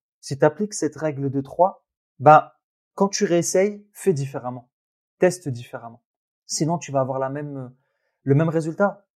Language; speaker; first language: French; early bilingual, other home language; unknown